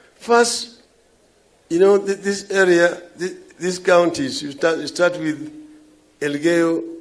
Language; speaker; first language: English; non-native, local second language; Luo (Kenya and Tanzania)